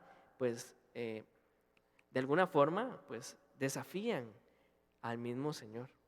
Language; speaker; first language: Spanish; native; Spanish